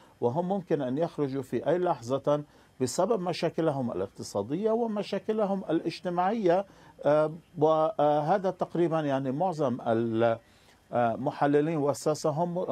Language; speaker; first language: Arabic; non-native, fluent; Persian